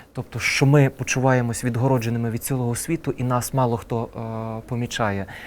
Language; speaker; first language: Ukrainian; native; Ukrainian